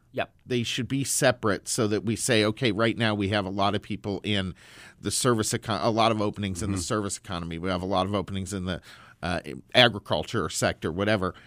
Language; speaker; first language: English; non-native, fluent; Persian